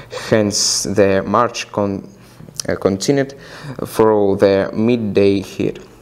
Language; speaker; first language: English; non-native, fluent; Russian